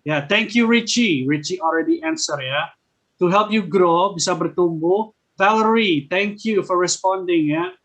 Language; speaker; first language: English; non-native, fluent; Indonesian